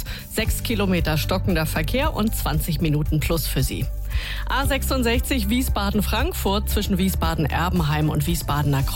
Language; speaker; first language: German; native; German